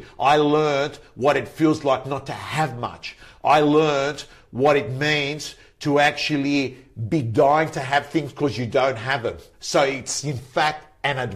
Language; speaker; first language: English; native; English